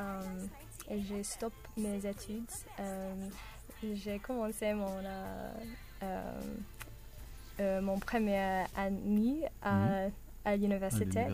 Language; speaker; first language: French; non-native, learner; English